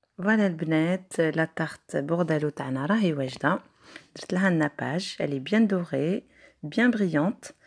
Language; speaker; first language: French; non-native, local second language; Arabic